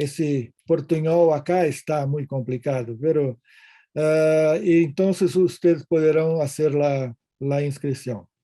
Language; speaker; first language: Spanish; non-native, learner; Portuguese